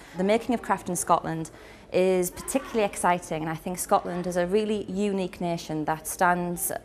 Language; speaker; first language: English; native; English